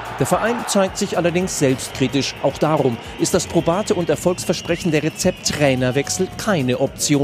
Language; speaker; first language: German; native; German